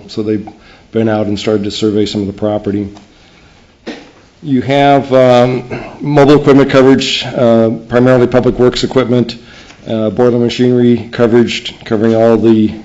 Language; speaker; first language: English; native; English